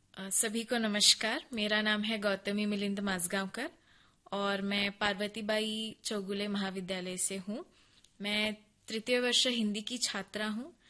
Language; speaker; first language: Hindi; non-native, local second language; Konkani